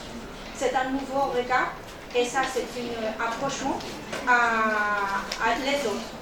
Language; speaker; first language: French; non-native, learner; Spanish